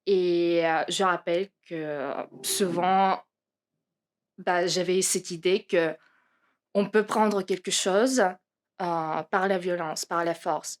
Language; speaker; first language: French; non-native, fluent; Russian